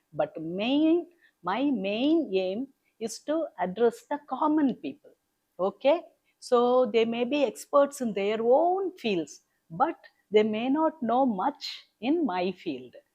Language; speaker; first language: English; non-native, local second language; Tamil